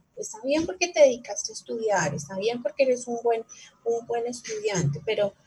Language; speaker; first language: Spanish; native; Spanish